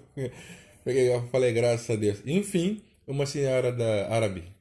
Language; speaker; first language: Portuguese; non-native, fluent; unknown